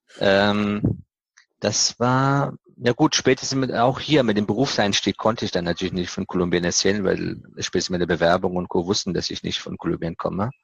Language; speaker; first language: German; non-native, fluent; Persian